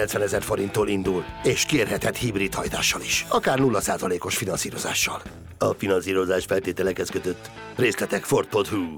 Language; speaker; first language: Hungarian; native; Hungarian